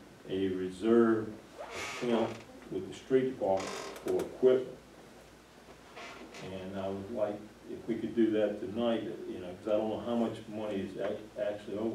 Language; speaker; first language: English; native; English